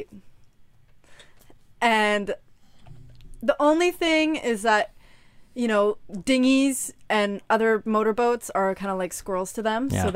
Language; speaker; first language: English; native; English